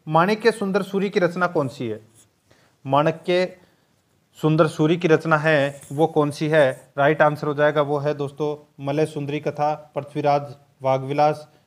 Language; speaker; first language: Hindi; native; Hindi